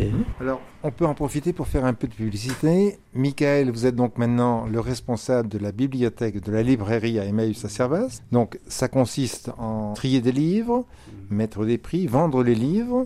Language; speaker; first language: French; native; French